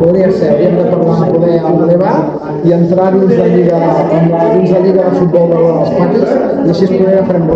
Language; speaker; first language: Catalan; native; Catalan